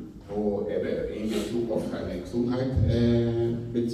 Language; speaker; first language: German; non-native, fluent; Portuguese